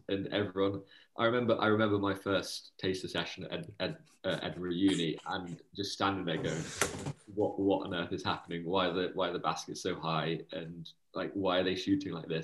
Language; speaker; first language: English; native; English